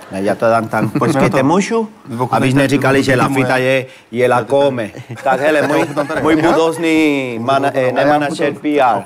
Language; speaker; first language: Czech; non-native, fluent; French